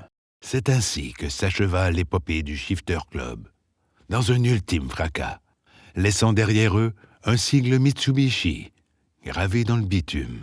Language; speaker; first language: French; native; French